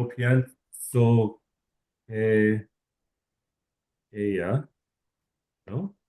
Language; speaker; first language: Spanish; non-native, learner; English